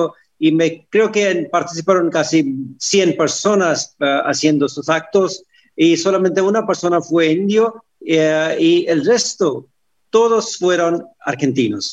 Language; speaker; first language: Spanish; non-native, fluent; Hindi